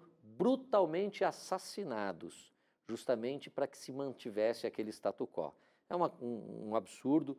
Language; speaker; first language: Portuguese; native; Portuguese